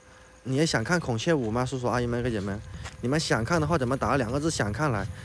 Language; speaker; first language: Chinese; native; Chinese